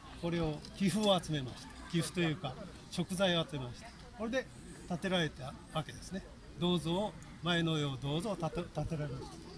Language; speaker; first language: Japanese; native; Japanese